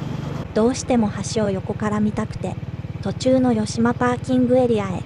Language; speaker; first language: Japanese; native; Japanese